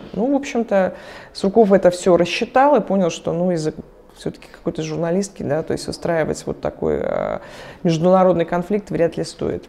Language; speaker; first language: Russian; native; Russian